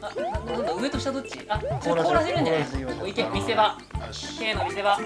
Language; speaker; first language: Japanese; native; Japanese